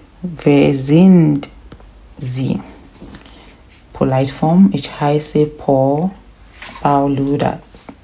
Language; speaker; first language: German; non-native, learner; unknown